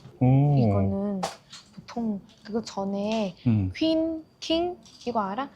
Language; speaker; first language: Korean; non-native, learner; Vietnamese